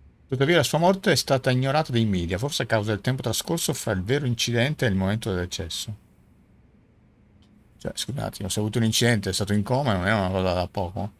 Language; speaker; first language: Italian; native; Italian